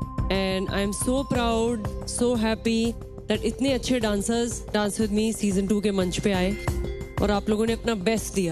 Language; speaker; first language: Hindi; native; Hindi